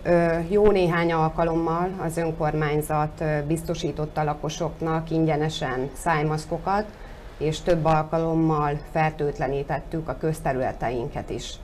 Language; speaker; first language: Hungarian; native; Hungarian